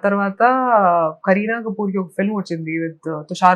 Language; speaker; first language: Telugu; non-native, fluent; Hindi